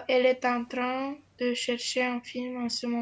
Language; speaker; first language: French; non-native, learner; Romanian